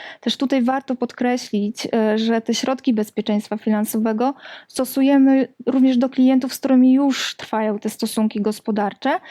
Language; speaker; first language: Polish; native; Polish